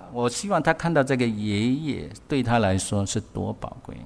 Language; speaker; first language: Chinese; early bilingual, other home language; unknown